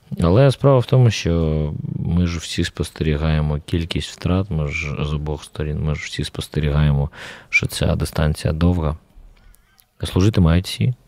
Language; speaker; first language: Ukrainian; native; Ukrainian